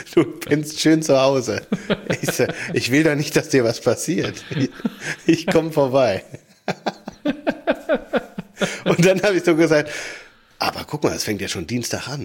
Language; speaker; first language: German; native; German